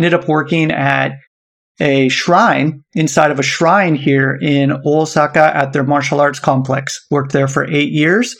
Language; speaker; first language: English; native; English